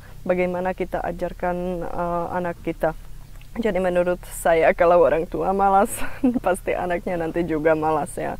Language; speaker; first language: Indonesian; non-native, fluent; Czech